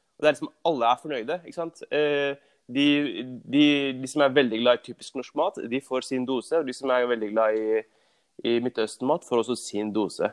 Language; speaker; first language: Norwegian; early bilingual, other home language; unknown